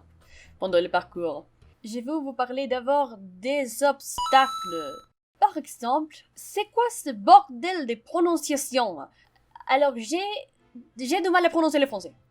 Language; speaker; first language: French; non-native, fluent; Spanish